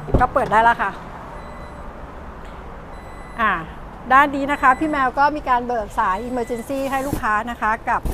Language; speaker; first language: Thai; native; Thai